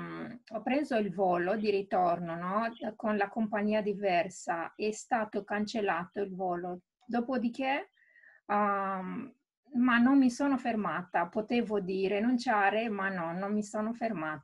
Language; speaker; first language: Italian; non-native, fluent; Romanian